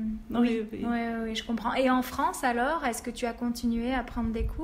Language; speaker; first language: French; native; French